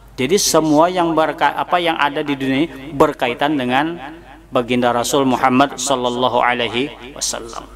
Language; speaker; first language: Indonesian; non-native, local second language; Banjar